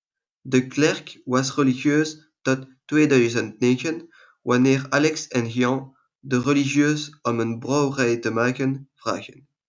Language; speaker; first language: Dutch; non-native, learner; French